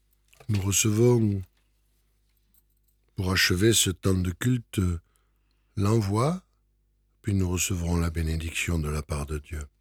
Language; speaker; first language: French; native; French